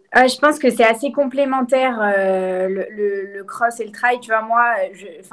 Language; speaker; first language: French; native; French